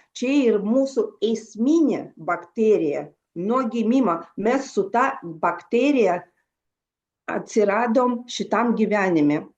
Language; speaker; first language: Lithuanian; non-native, local second language; Russian